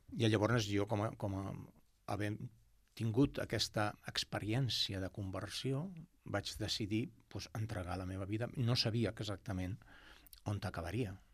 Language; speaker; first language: Catalan; non-native, local second language; Spanish